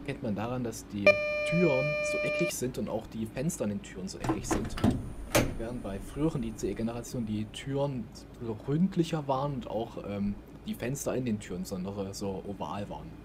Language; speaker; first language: German; native; German